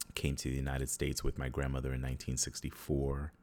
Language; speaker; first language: English; native; English